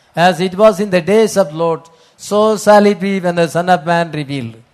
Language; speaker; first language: English; non-native, local second language; Tamil